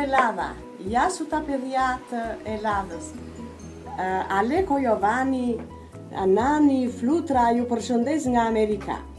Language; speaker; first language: Greek; non-native, learner; Albanian